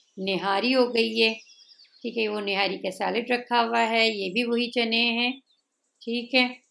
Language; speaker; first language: Urdu; native; Urdu